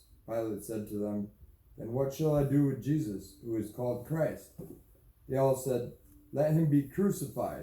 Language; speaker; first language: English; native; English